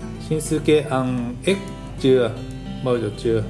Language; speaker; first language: Vietnamese; non-native, learner; Japanese